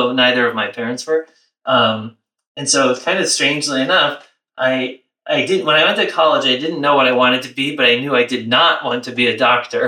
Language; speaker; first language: English; native; English